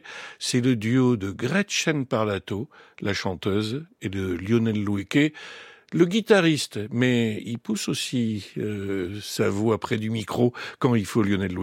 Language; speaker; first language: French; native; French